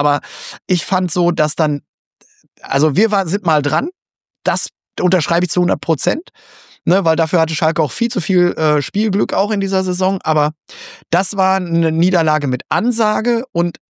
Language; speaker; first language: German; native; German